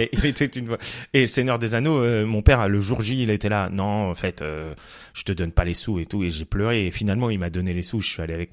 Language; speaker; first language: French; native; French